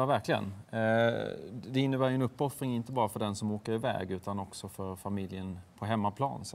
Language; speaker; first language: Swedish; native; Swedish